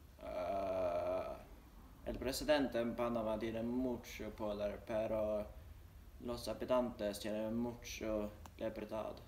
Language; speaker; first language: Spanish; non-native, learner; Swedish